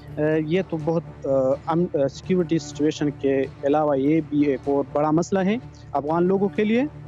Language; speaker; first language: Hindi; non-native, fluent; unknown